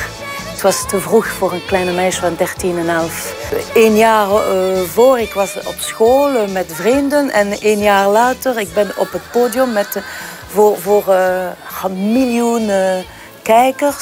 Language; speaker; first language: Dutch; non-native, local second language; French